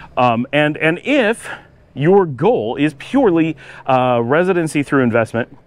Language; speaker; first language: English; native; English